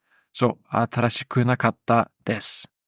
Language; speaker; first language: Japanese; non-native, learner; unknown